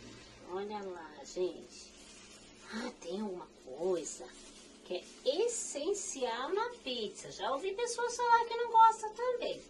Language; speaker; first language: Portuguese; native; Portuguese